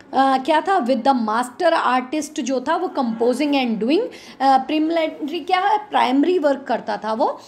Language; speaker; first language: Hindi; native; Hindi